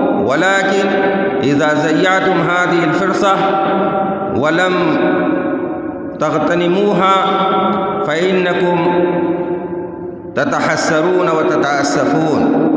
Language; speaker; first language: Arabic; non-native, fluent; Urdu